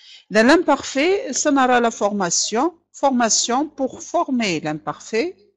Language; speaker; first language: French; non-native, fluent; Arabic